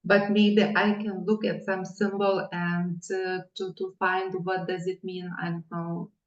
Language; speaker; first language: English; non-native, fluent; Lithuanian